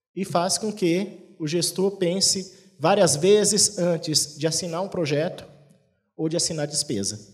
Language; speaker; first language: Portuguese; native; Portuguese